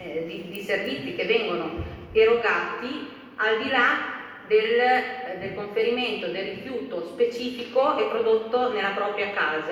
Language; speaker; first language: Italian; native; Italian